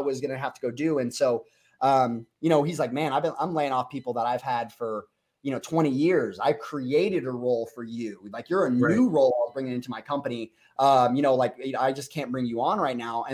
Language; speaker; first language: English; native; English